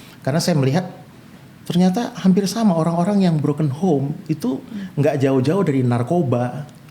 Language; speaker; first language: Indonesian; native; Indonesian